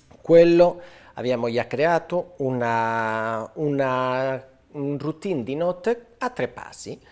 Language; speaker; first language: Italian; non-native, fluent; Spanish